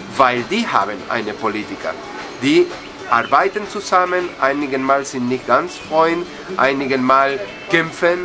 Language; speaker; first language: German; non-native, learner; Spanish